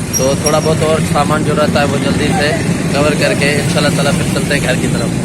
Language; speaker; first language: Urdu; non-native, local second language; Sindhi